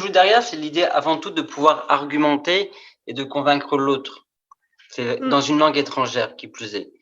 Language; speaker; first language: French; native; French